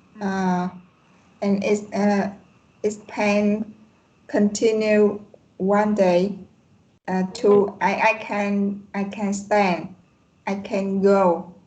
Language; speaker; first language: English; non-native, learner; Vietnamese